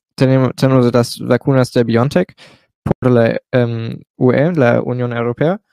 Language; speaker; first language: Spanish; non-native, learner; German